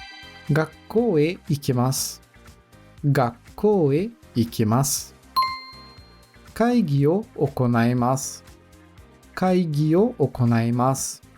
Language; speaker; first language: Japanese; non-native, learner; Portuguese